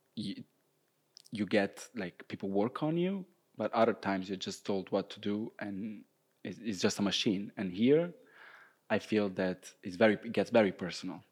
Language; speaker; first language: English; non-native, fluent; Italian